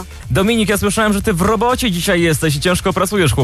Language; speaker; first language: Polish; native; Polish